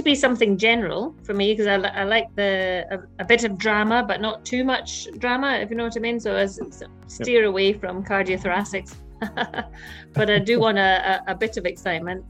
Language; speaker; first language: English; native; English